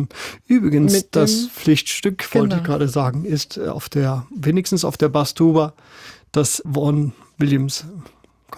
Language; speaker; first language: German; native; German